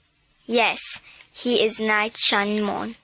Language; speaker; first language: English; non-native, learner; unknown